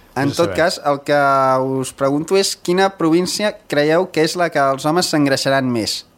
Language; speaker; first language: Catalan; native; Catalan